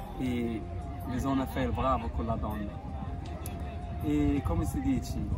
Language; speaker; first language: Italian; non-native, learner; Arabic